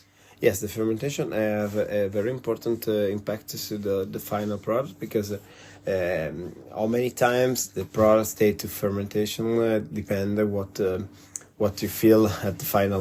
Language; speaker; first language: English; non-native, learner; Italian